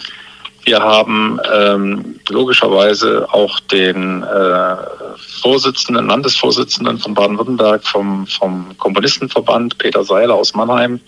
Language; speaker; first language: German; native; German